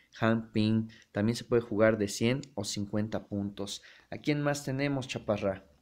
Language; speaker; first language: Spanish; native; Spanish